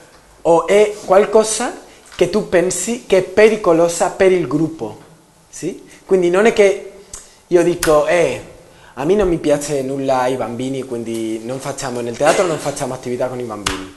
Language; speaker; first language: Italian; non-native, learner; Spanish